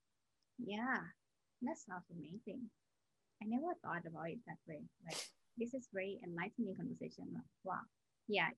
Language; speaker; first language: English; non-native, learner; Thai